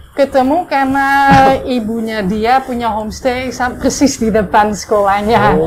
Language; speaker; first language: Indonesian; non-native, fluent; Dutch